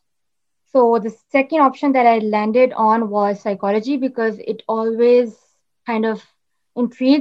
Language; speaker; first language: English; non-native, local second language; Urdu